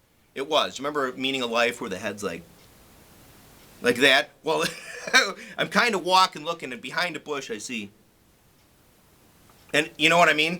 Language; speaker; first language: English; native; English